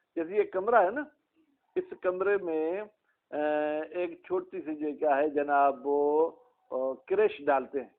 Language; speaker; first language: Urdu; non-native, local second language; Sindhi